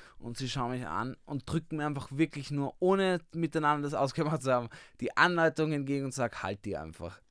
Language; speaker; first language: German; native; German